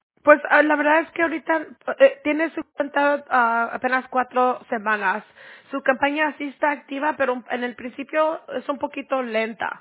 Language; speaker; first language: Spanish; early bilingual, heritage; Spanish